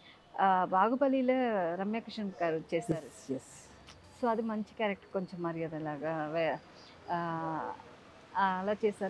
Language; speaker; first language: Telugu; non-native, local second language; Tamil